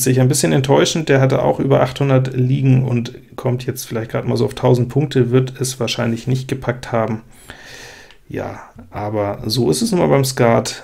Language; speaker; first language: German; native; German